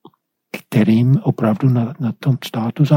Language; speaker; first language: Czech; non-native, fluent; English